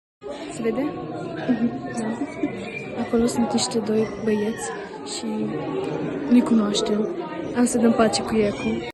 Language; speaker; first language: Romanian; early bilingual, heritage; Romanian